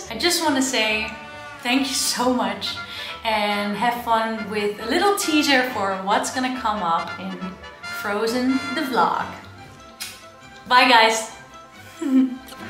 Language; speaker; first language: English; non-native, fluent; Dutch